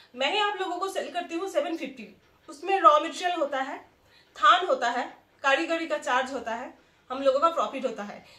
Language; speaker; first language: Hindi; non-native, local second language; Bangla